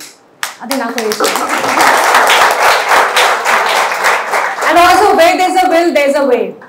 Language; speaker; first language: Telugu; non-native, learner; Hindi